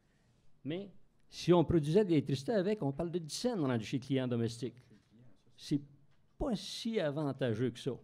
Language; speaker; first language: French; native; French